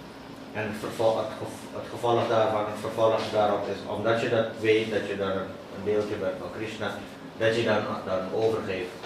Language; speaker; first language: Dutch; native; Dutch